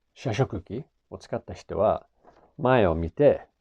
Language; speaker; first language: Japanese; non-native, fluent; English